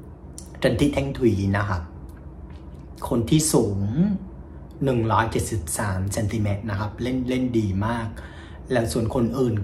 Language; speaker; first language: Thai; non-native, fluent; Vietnamese